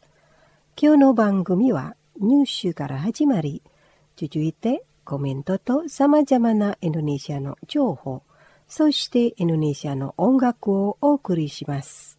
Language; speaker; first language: Japanese; non-native, fluent; Indonesian